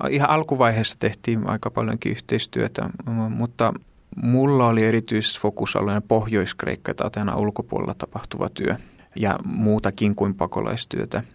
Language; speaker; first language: Finnish; early bilingual, heritage; Greek